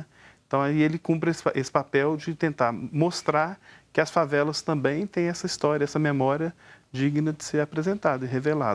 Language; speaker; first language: Portuguese; native; Portuguese